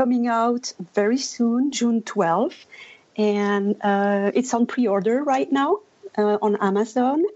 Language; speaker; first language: English; non-native, fluent; French